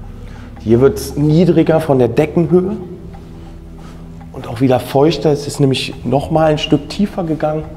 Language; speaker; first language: German; native; German